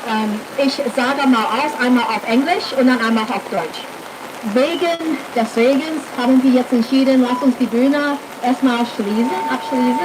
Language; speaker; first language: German; non-native, fluent; Cantonese